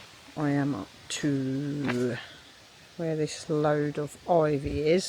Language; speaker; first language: English; native; English